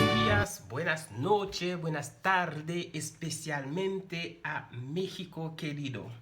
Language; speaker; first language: Spanish; non-native, fluent; Haitian Creole